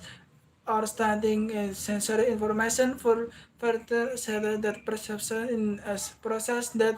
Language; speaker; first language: English; non-native, learner; Indonesian